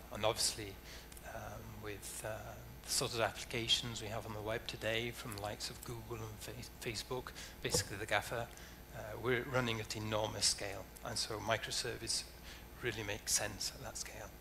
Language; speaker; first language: English; native; English